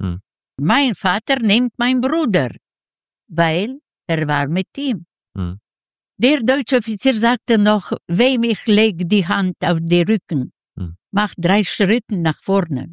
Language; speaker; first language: German; non-native, learner; Yiddish